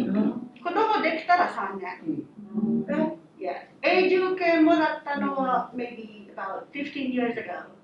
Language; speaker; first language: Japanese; non-native, fluent; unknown